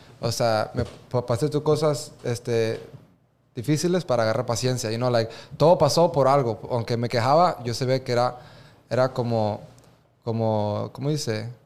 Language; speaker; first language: Spanish; early bilingual, heritage; Spanish